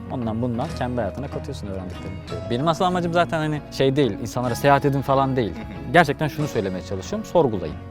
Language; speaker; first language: Turkish; native; Turkish